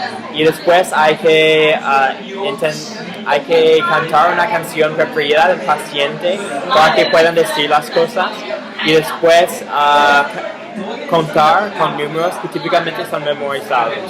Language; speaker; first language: Spanish; non-native, fluent; English